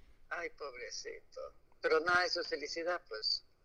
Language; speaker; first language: Spanish; native; Spanish